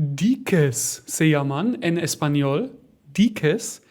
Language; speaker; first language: Spanish; non-native, fluent; German